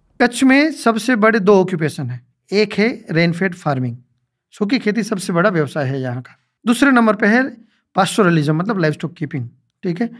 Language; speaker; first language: Hindi; non-native, local second language; Gujarati